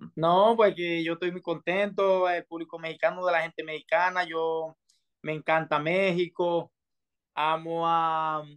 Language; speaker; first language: Spanish; native; Spanish